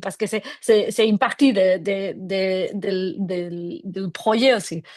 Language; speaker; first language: French; non-native, fluent; Spanish